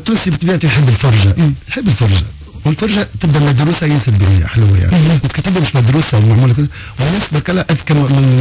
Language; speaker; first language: Arabic; native; Arabic